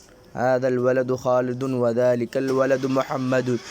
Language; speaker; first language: Arabic; non-native, fluent; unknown